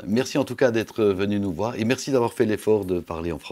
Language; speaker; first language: French; native; French